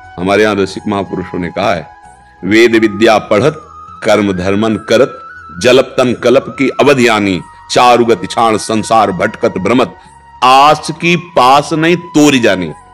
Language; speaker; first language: Hindi; native; Hindi